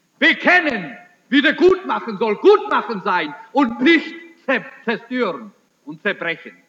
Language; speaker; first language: German; early bilingual, heritage; German